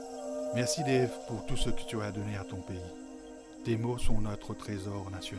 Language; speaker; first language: French; non-native, local second language; Morisyen